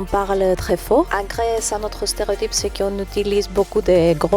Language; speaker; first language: French; non-native, fluent; Greek